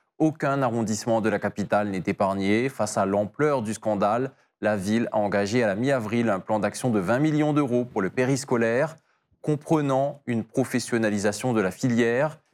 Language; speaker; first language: French; native; French